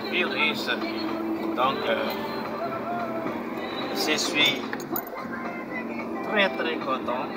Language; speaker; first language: French; non-native, local second language; Malagasy